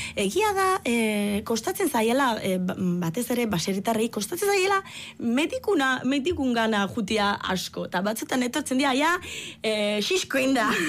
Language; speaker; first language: Basque; non-native, fluent; Italian